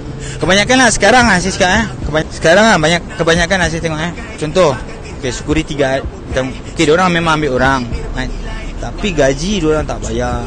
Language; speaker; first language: Malay; native; Malay